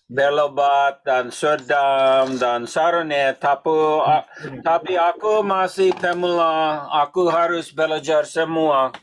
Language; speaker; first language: Indonesian; non-native, learner; English